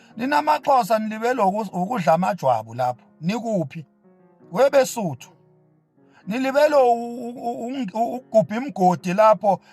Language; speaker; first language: Zulu; native; Zulu